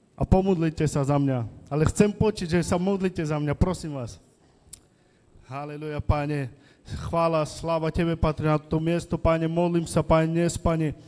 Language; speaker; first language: Slovak; non-native, local second language; Romany